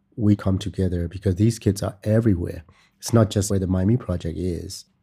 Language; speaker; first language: English; non-native, fluent; Burmese